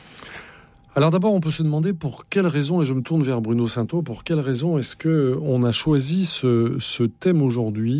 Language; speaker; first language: French; native; French